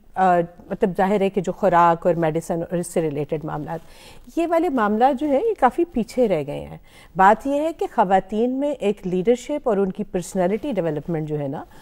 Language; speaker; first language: Urdu; non-native, local second language; Punjabi